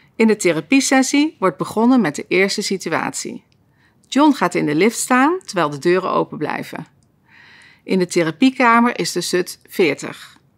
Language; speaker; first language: Dutch; native; Dutch